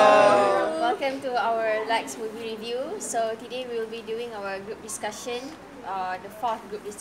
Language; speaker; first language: English; non-native, local second language; Malay